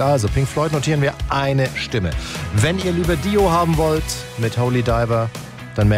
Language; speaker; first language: German; native; German